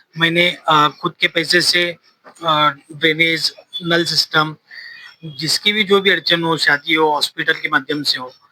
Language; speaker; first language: Hindi; native; Hindi